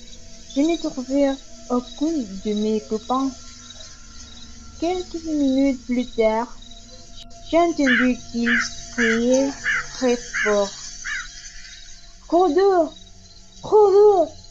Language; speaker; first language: French; non-native, learner; Spanish